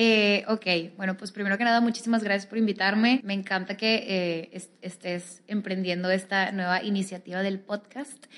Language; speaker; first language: Spanish; native; Spanish